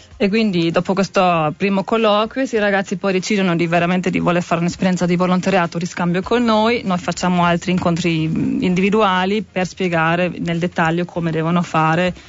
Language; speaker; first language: Italian; non-native, fluent; German